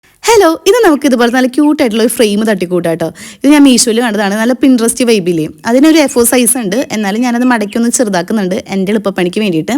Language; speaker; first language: Malayalam; native; Malayalam